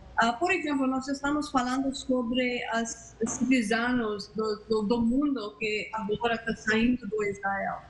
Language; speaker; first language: Portuguese; non-native, fluent; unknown